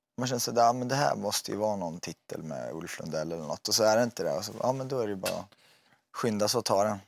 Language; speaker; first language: Swedish; native; Swedish